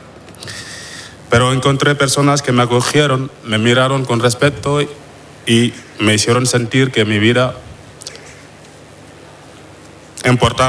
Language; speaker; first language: Spanish; non-native, fluent; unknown